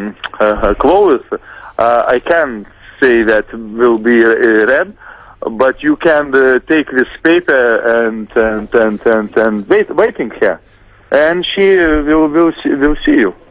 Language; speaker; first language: English; non-native, learner; Lithuanian